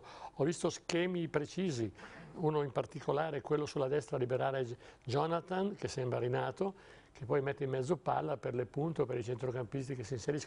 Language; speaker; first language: Italian; native; Italian